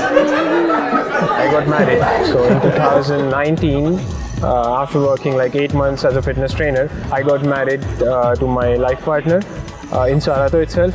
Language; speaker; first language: English; non-native, local second language; Hindi